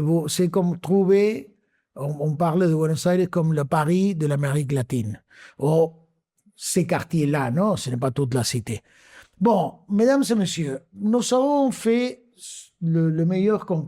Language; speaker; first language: French; non-native, fluent; Spanish